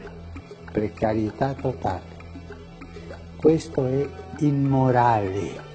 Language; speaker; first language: Italian; non-native, fluent; Spanish